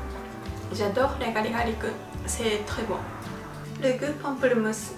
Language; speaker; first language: French; non-native, fluent; Japanese